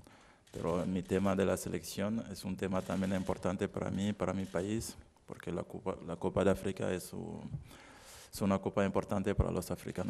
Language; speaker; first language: Spanish; non-native, learner; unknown